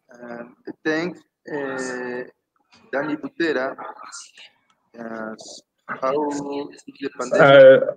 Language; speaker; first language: English; non-native, learner; Spanish